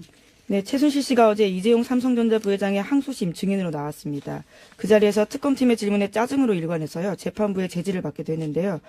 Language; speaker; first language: Korean; native; Korean